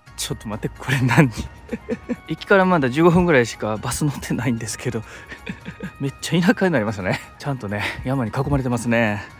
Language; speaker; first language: Japanese; native; Japanese